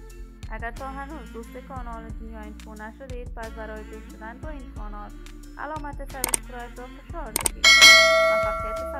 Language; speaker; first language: Persian; native; Persian